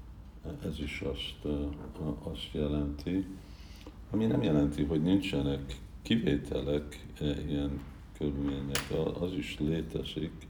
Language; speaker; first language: Hungarian; early bilingual, heritage; Hungarian